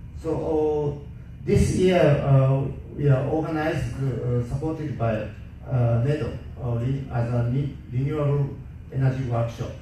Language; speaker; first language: English; non-native, learner; Japanese